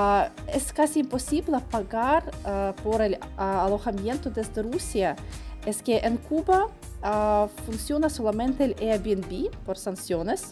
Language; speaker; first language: Spanish; non-native, fluent; Russian